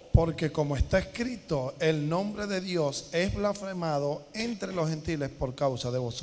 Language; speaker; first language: Spanish; native; Spanish